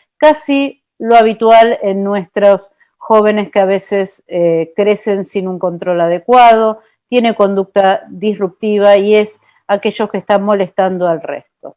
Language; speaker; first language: Spanish; native; Spanish